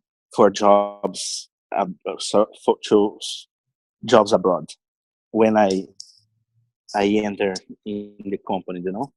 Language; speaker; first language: English; non-native, learner; Portuguese